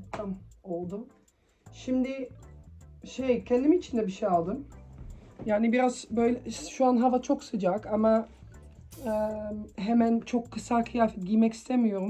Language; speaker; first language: Turkish; early bilingual, heritage; Turkish